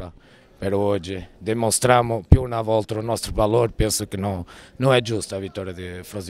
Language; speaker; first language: Italian; non-native, fluent; Portuguese